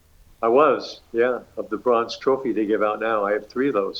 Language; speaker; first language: English; native; English